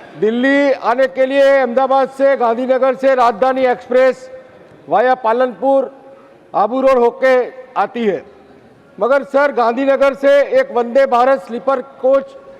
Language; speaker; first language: Hindi; non-native, local second language; Gujarati